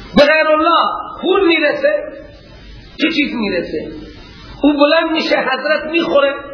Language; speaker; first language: Persian; non-native, local second language; Baluchi